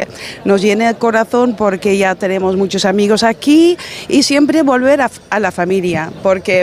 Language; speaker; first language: Spanish; non-native, fluent; Dutch